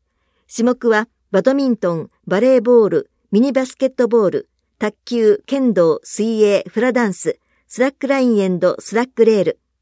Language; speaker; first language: Japanese; native; Japanese